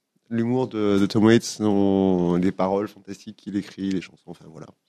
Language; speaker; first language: French; native; French